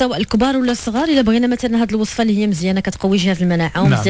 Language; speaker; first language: Arabic; native; Arabic